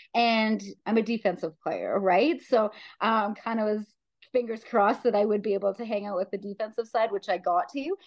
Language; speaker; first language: English; native; English